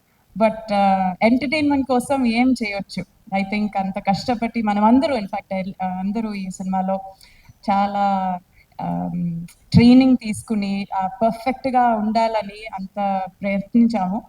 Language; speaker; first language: Telugu; non-native, fluent; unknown